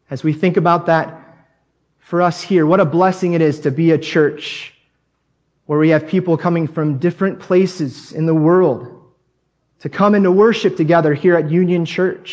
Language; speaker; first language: English; native; English